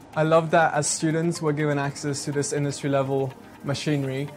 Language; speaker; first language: English; non-native, fluent; Chinese